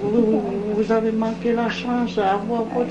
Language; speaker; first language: French; non-native, local second language; Vietnamese